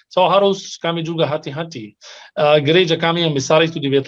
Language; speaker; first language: Indonesian; non-native, fluent; Arabic